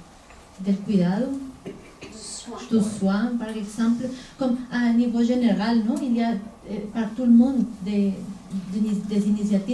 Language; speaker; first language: French; non-native, fluent; Spanish